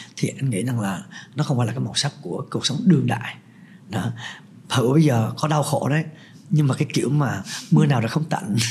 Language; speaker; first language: Vietnamese; native; Vietnamese